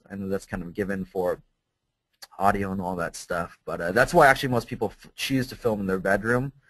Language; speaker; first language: English; native; English